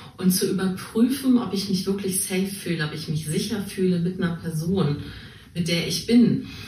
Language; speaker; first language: German; native; German